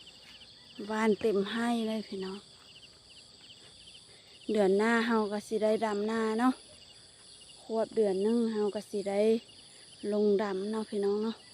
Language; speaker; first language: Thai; non-native, local second language; Lao